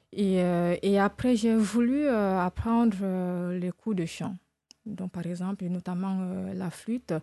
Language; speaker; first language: French; non-native, fluent; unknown